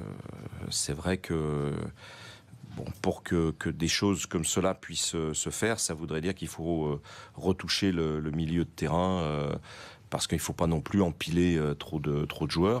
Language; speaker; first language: French; native; French